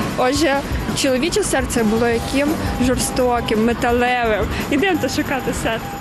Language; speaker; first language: Ukrainian; native; Ukrainian